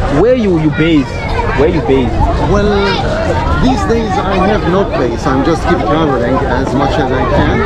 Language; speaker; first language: English; non-native, fluent; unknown